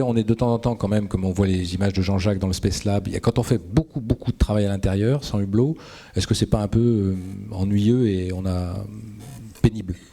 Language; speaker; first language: French; native; French